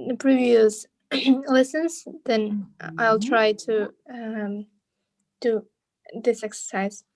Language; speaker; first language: English; non-native, learner; Russian